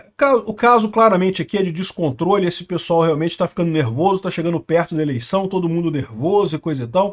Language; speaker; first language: Portuguese; native; Portuguese